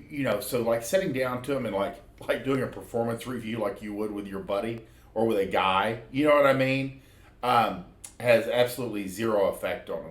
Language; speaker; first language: English; native; English